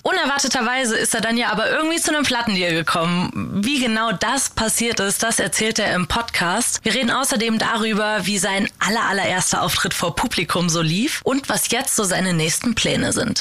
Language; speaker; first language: German; native; German